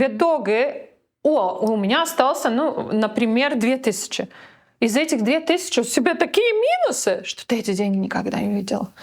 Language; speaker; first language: Russian; non-native, local second language; Latvian